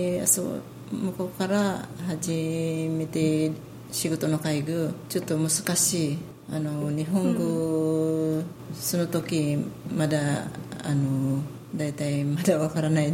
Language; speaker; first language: Japanese; non-native, learner; Filipino